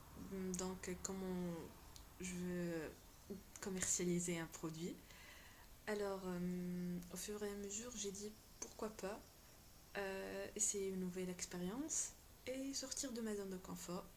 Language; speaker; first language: French; non-native, local second language; Arabic